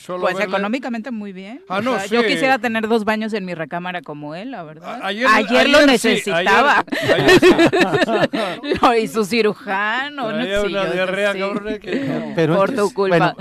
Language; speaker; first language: Spanish; native; Spanish